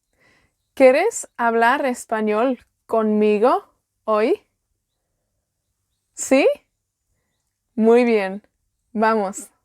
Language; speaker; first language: Spanish; non-native, learner; Welsh